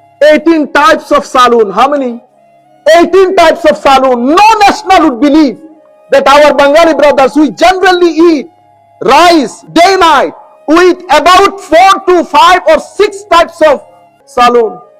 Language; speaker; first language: English; non-native, local second language; Bangla